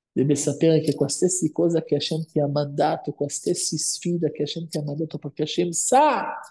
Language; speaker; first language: Italian; non-native, fluent; Spanish